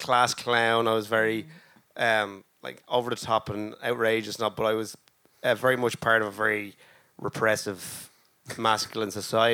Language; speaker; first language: English; native; English